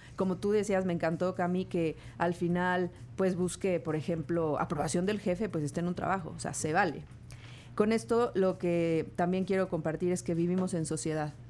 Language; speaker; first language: Spanish; native; Spanish